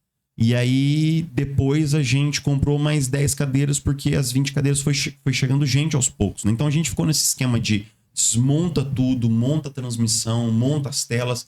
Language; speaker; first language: Portuguese; native; Portuguese